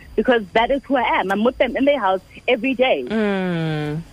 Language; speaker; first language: English; non-native, local second language; Xhosa